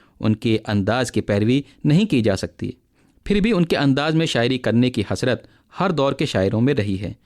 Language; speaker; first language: Urdu; native; Urdu